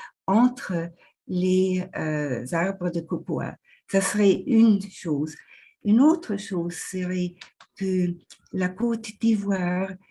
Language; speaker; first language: French; non-native, local second language; German